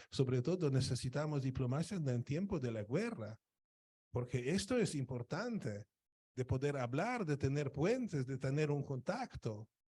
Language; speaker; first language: Spanish; non-native, fluent; Polish